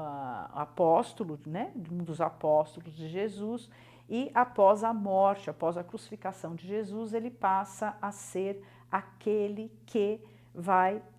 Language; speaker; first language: Portuguese; native; Portuguese